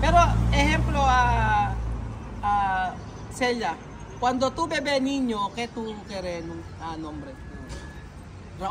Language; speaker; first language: Spanish; non-native, learner; Filipino